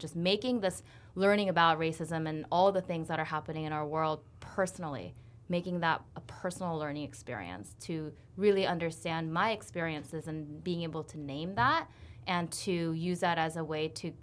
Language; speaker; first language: English; early bilingual, other home language; Korean